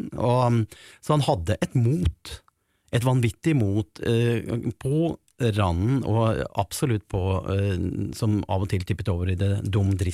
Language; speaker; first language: Norwegian; native; Norwegian